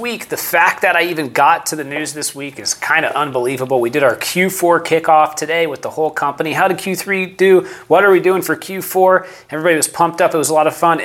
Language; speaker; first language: English; native; English